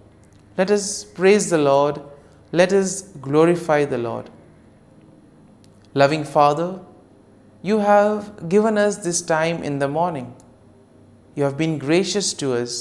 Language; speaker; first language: English; non-native, local second language; Konkani